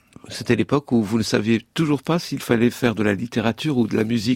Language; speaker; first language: French; native; French